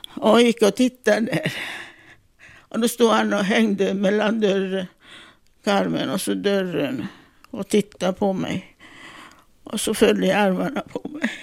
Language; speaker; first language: Swedish; non-native, fluent; Italian